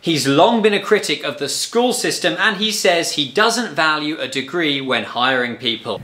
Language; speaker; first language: English; native; English